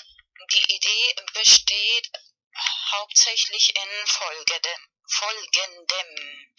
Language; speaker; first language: German; non-native, fluent; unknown